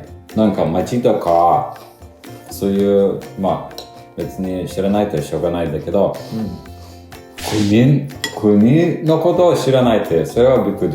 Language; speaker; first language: Japanese; non-native, fluent; Lithuanian